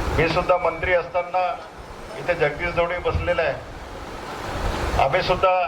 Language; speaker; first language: Marathi; non-native, local second language; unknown